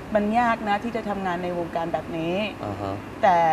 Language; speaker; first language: Thai; non-native, fluent; English